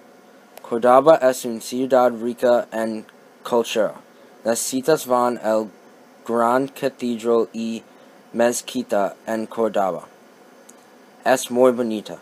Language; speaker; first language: Spanish; non-native, learner; English